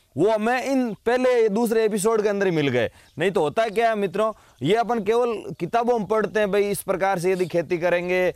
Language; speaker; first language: Hindi; native; Hindi